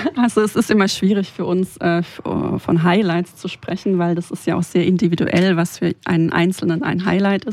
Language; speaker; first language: German; native; German